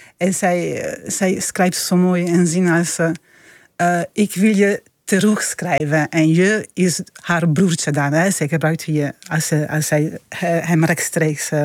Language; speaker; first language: Dutch; non-native, fluent; Italian